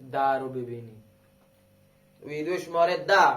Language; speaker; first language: Persian; non-native, local second language; Baluchi